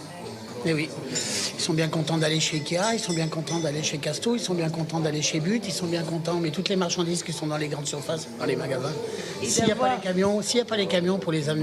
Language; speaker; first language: French; native; French